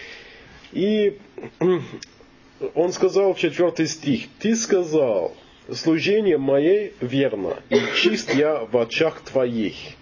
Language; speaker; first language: Russian; non-native, learner; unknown